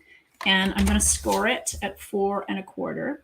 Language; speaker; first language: English; native; English